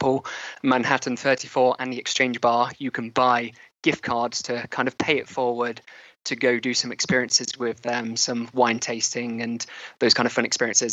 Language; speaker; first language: English; native; English